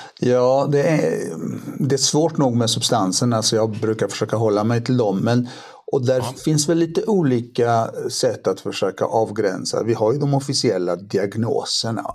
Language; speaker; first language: Swedish; early bilingual, other home language; Polish